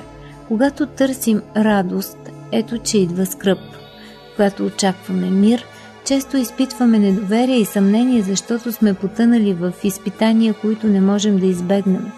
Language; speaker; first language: Bulgarian; native; Bulgarian